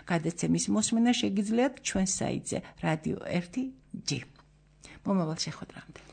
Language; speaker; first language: Georgian; native; Georgian